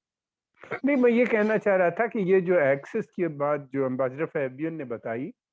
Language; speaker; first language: Hindi; native; Hindi